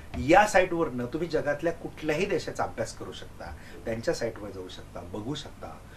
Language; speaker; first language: Marathi; non-native, local second language; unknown